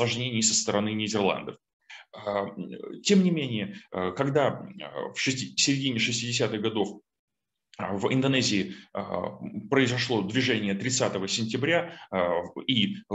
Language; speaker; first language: Russian; native; Russian